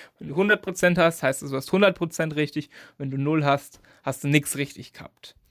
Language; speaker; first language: German; native; German